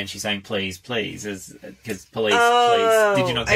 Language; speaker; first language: English; native; English